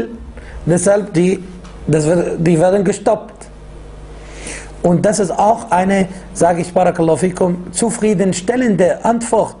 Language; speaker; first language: German; non-native, fluent; Arabic